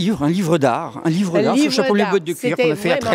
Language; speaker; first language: French; native; French